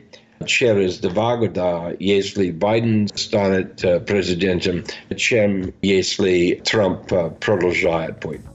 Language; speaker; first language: Russian; non-native, fluent; English